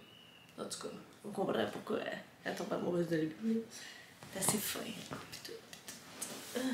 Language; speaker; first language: French; native; French